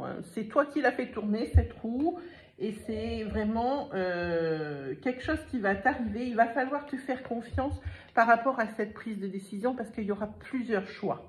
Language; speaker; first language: French; native; French